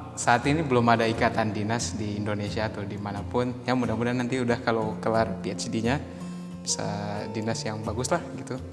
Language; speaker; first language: Indonesian; native; Indonesian